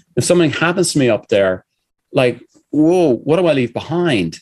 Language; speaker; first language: English; native; English